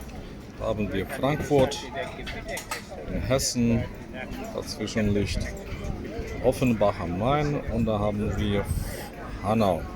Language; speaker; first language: German; non-native, fluent; Polish